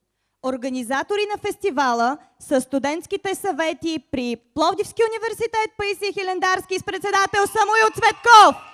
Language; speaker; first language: Bulgarian; native; Bulgarian